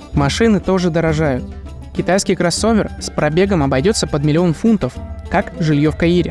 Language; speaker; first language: Russian; native; Russian